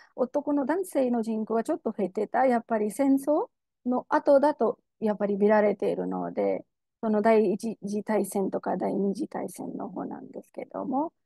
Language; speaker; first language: Japanese; non-native, fluent; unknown